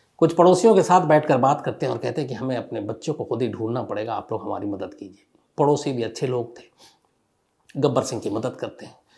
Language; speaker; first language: Hindi; native; Hindi